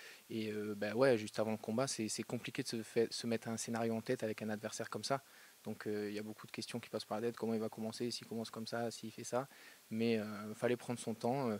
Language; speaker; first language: French; native; French